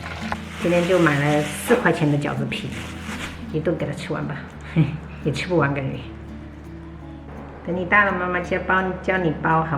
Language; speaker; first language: Chinese; native; Chinese